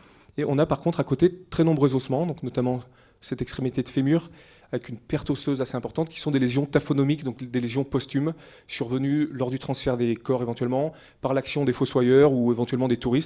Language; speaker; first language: French; native; French